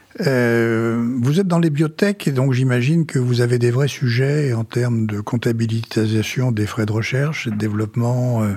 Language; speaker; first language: French; native; French